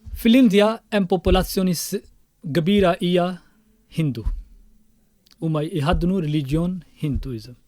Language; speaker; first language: Maltese; non-native, fluent; Urdu